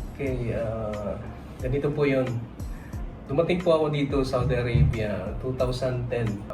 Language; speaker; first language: Filipino; non-native, local second language; Cebuano